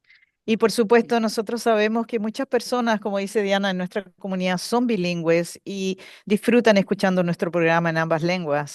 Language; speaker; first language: Spanish; native; Spanish